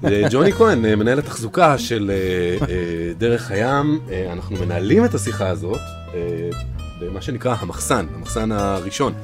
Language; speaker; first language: Hebrew; native; Hebrew